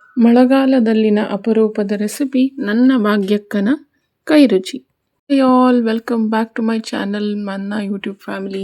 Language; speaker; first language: Kannada; non-native, local second language; Konkani